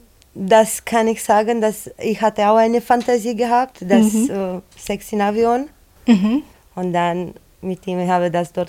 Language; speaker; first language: German; non-native, learner; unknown